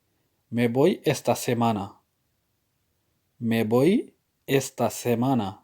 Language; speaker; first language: Spanish; non-native, fluent; Urdu